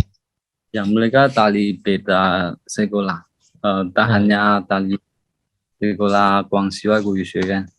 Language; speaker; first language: Indonesian; non-native, learner; Chinese